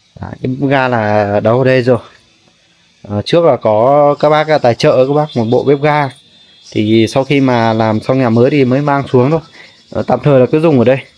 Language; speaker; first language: Vietnamese; non-native, local second language; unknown